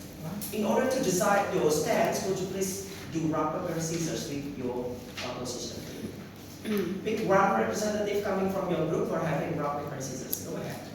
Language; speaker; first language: English; non-native, local second language; Indonesian